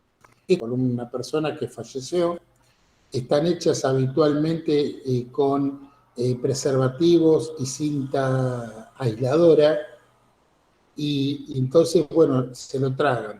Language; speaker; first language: Spanish; native; Spanish